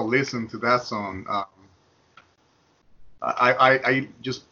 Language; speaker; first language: English; non-native, fluent; Spanish